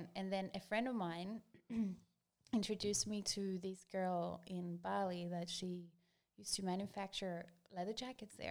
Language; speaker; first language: English; non-native, fluent; Greek